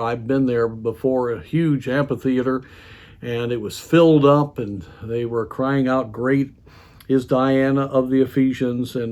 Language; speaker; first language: English; native; English